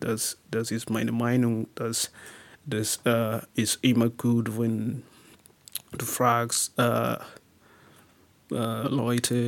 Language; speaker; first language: German; non-native, learner; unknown